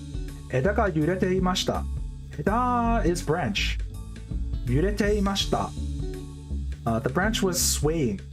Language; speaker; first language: Japanese; non-native, learner; English